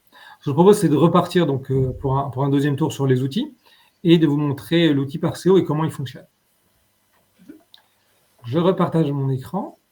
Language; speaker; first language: French; native; French